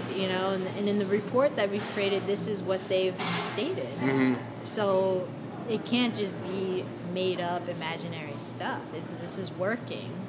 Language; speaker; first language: English; native; English